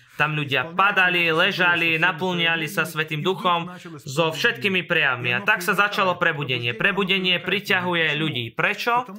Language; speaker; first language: Slovak; non-native, fluent; Russian